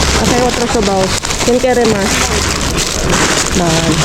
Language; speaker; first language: Spanish; non-native, learner; Filipino